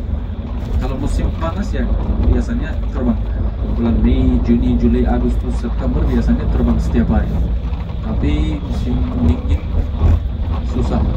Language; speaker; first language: Indonesian; non-native, fluent; Turkish